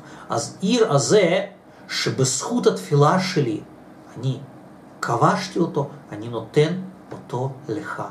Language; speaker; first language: Hebrew; non-native, fluent; Russian